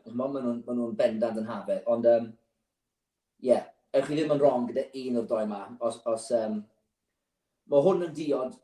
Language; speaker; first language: Welsh; native; Welsh